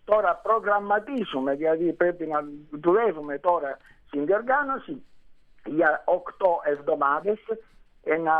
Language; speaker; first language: Greek; non-native, learner; Italian